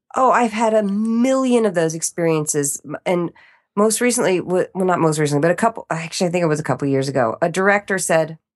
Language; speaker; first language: English; native; English